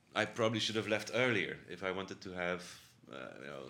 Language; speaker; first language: English; non-native, fluent; Dutch